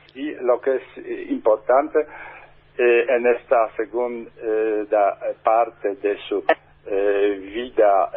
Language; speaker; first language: Spanish; non-native, fluent; Polish